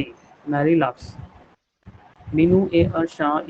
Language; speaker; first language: French; non-native, fluent; Hindi